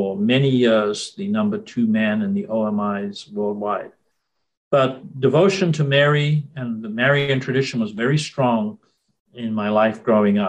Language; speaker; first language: English; native; English